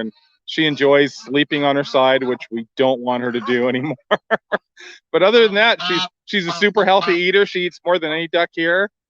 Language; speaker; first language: English; native; English